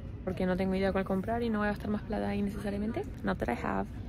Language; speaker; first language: Spanish; early bilingual, heritage; Spanish